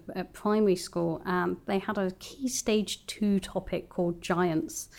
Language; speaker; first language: English; native; English